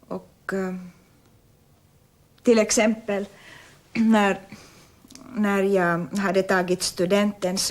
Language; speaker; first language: Swedish; non-native, local second language; Finnish